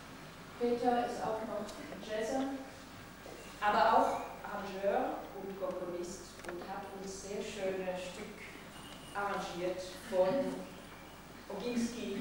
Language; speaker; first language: German; non-native, fluent; Hebrew